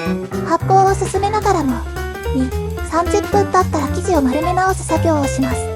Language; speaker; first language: Japanese; native; Japanese